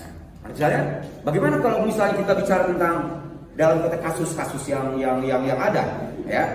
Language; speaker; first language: Indonesian; native; Indonesian